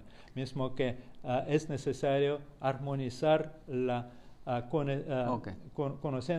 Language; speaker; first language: Spanish; non-native, fluent; Russian